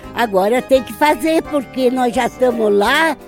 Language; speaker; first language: Portuguese; native; Portuguese